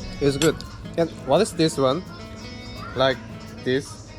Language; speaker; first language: English; non-native, learner; Korean